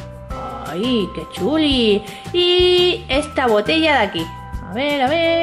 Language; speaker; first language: Spanish; native; Spanish